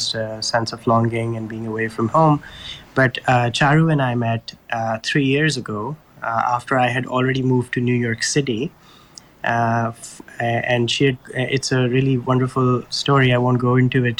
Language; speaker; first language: English; non-native, local second language; Urdu